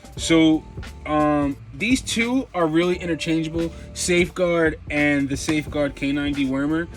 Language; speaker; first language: English; native; English